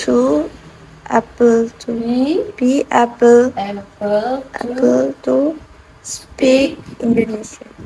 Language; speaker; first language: English; non-native, learner; Indonesian